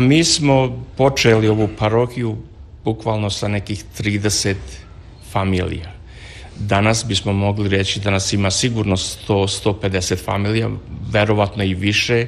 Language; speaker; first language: Serbian; native; Serbian